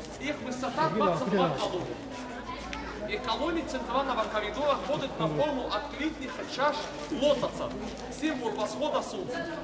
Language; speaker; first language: Russian; non-native, learner; Arabic